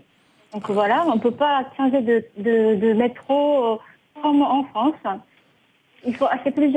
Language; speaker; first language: French; non-native, fluent; Japanese